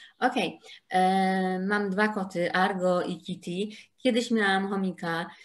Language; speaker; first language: Polish; native; Polish